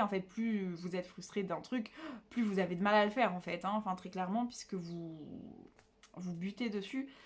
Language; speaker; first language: French; native; French